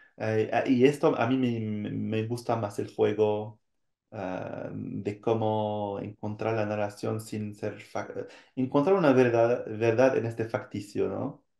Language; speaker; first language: Spanish; non-native, fluent; French